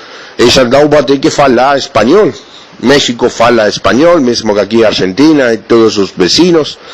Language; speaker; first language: Portuguese; non-native, learner; Spanish